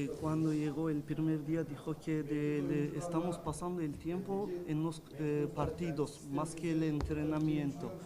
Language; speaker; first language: Spanish; non-native, learner; Turkish